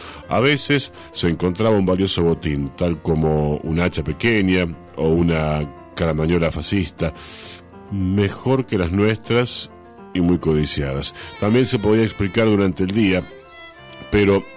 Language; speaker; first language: Spanish; native; Spanish